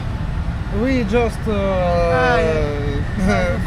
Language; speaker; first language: English; non-native, learner; Russian